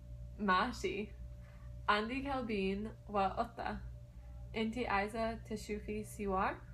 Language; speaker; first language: Arabic; non-native, learner; English